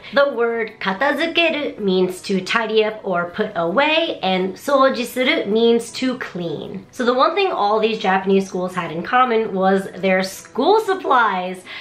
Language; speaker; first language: English; native; English